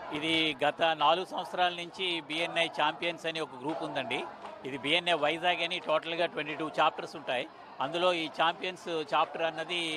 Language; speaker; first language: Telugu; native; Telugu